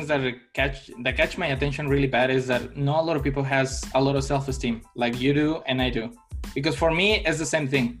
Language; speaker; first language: English; non-native, fluent; Spanish